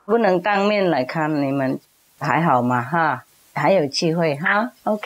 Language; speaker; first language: Chinese; non-native, fluent; Vietnamese